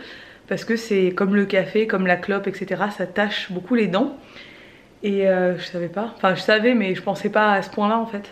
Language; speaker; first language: French; native; French